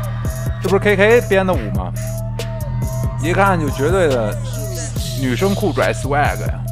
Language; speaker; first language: Chinese; native; Chinese